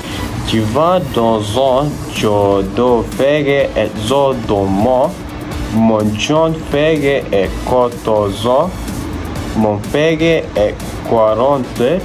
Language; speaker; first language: French; non-native, learner; Malay